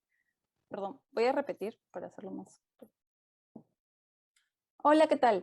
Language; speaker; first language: Spanish; native; Spanish